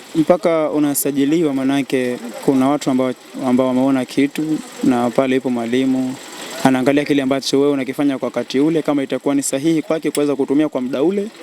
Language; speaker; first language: Swahili; native; Swahili